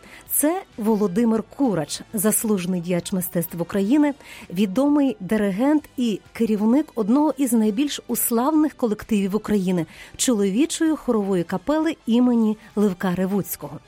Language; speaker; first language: Ukrainian; native; Ukrainian